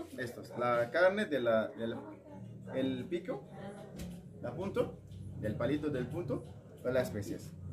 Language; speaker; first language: Spanish; non-native, learner; Arabic